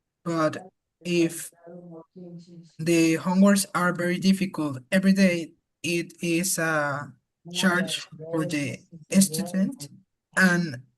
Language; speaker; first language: English; non-native, learner; Spanish